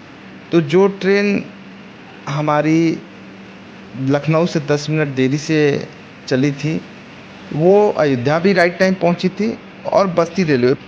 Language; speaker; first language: Hindi; native; Hindi